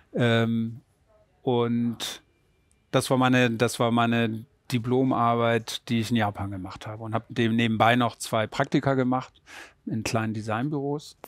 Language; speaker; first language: German; native; German